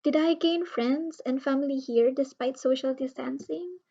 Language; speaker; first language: English; non-native, local second language; Filipino